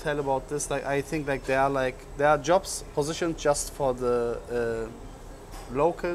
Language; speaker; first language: English; non-native, learner; German